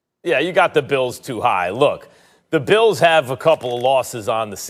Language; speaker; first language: English; native; English